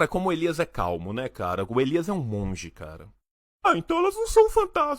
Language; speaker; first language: Portuguese; native; Portuguese